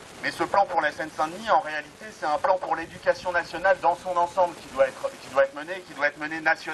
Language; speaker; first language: French; native; French